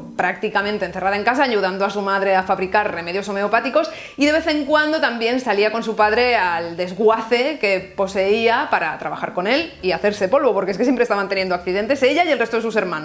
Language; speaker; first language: Spanish; native; Spanish